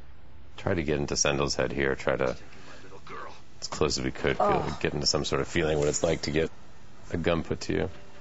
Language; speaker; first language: English; native; English